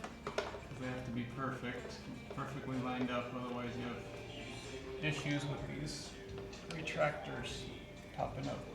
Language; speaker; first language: English; native; English